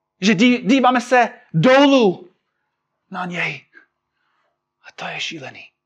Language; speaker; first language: Czech; non-native, fluent; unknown